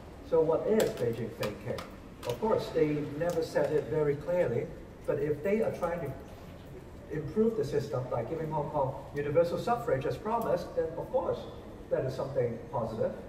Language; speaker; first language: English; non-native, local second language; Cantonese